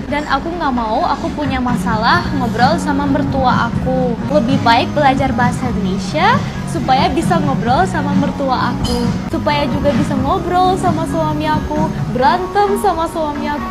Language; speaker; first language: Indonesian; non-native, fluent; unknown